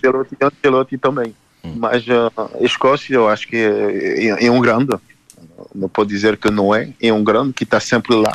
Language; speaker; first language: Portuguese; non-native, fluent; Haitian Creole